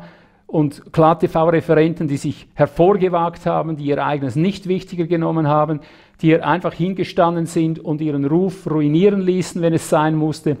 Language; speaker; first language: German; native; German